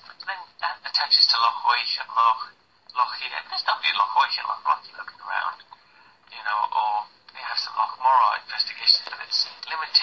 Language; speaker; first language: English; native; English